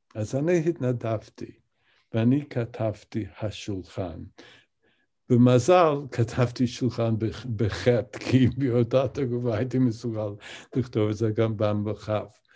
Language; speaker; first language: Hebrew; non-native, fluent; English